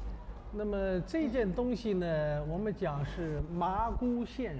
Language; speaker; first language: Chinese; native; Chinese